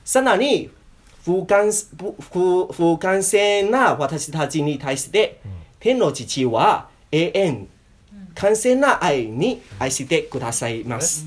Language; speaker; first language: Japanese; non-native, learner; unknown